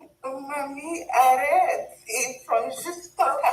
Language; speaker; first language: French; non-native, learner; English